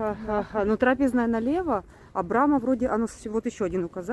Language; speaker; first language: Russian; native; Russian